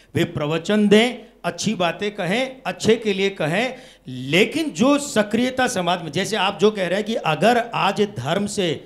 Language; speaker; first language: Hindi; native; Hindi